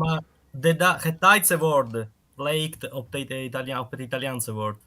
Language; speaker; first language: Dutch; non-native, fluent; Italian